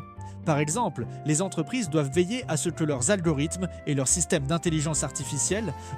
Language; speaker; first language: French; native; French